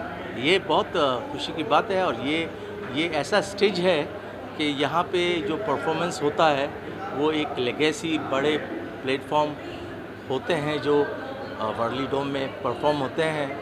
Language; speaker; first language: Hindi; native; Hindi